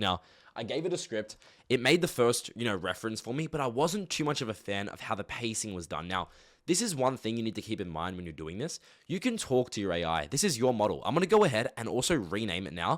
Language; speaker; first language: English; native; English